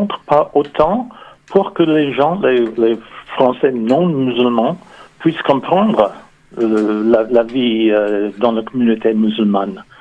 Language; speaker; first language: French; non-native, fluent; English